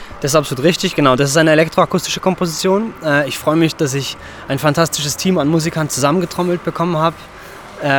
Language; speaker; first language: German; native; German